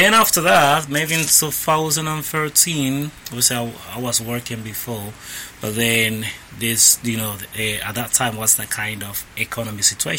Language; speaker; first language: English; non-native, learner; Spanish